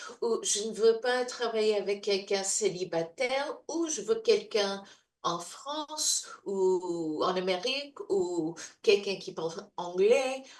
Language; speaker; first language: French; non-native, fluent; English